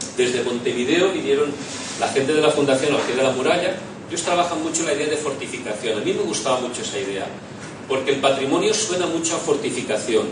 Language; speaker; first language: Spanish; non-native, local second language; Catalan